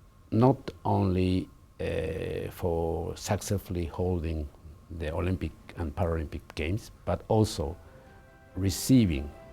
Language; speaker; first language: English; non-native, fluent; Japanese